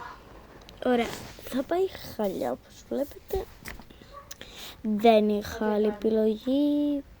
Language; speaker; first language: Greek; native; Greek